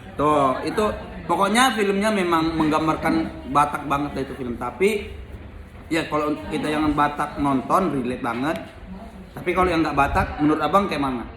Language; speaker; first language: Indonesian; native; Indonesian